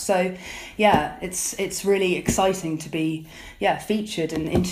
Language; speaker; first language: English; native; English